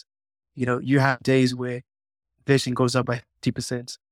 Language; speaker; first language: English; non-native, local second language; Shona